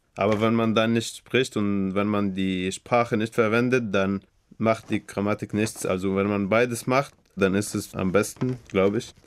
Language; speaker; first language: German; non-native, fluent; Arabic